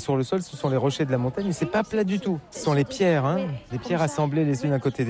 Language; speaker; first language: French; native; French